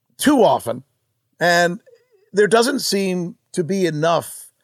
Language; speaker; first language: English; early bilingual, other home language; Spanish